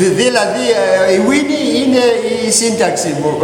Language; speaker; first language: Greek; non-native, learner; English